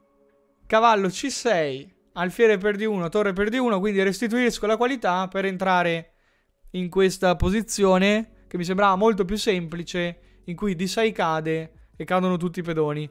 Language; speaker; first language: Italian; native; Italian